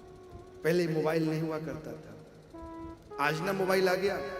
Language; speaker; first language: Hindi; native; Hindi